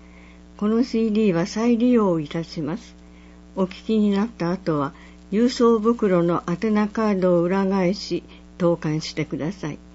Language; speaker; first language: Japanese; native; Japanese